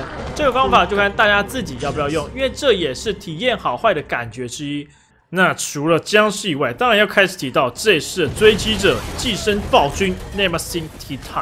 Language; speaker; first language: Chinese; native; Chinese